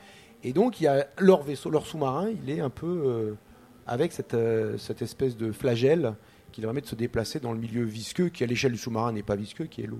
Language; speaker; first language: French; native; French